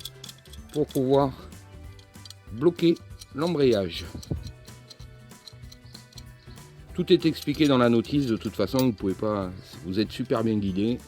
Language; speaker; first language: French; native; French